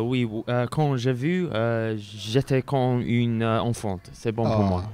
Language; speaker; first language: French; non-native, learner; English